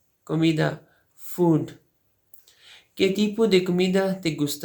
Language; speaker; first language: Spanish; non-native, learner; Urdu